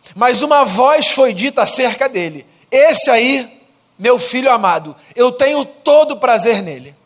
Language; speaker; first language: Portuguese; native; Portuguese